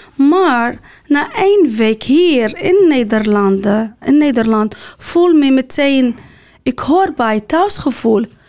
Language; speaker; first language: Dutch; non-native, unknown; Arabic